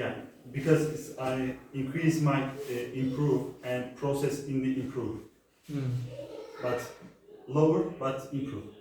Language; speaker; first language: English; non-native, learner; Turkish